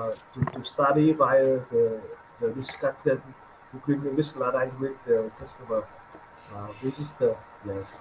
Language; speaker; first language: English; non-native, learner; Vietnamese